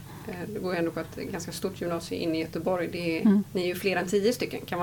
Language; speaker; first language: Swedish; native; Swedish